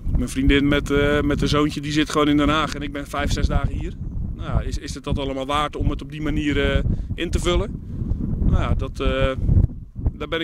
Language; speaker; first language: Dutch; native; Dutch